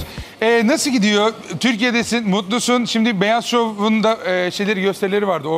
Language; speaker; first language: Turkish; native; Turkish